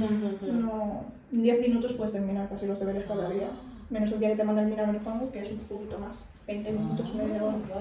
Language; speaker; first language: Spanish; native; Spanish